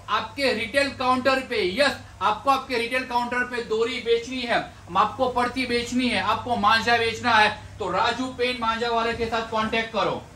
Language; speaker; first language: Hindi; non-native, local second language; Gujarati